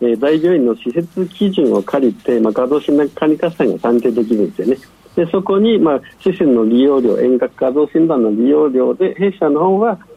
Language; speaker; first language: Japanese; non-native, fluent; Chinese